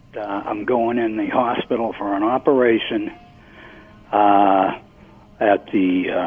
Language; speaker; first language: English; native; English